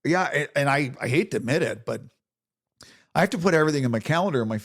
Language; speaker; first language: English; native; English